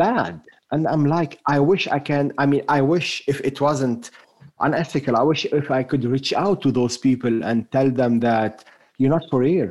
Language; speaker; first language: English; non-native, fluent; French